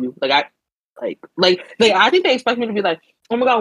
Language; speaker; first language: English; native; English